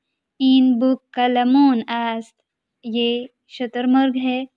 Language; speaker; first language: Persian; non-native, fluent; Urdu